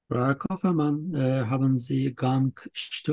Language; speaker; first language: German; non-native, learner; Turkish